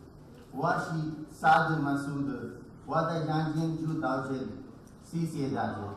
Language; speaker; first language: Chinese; non-native, learner; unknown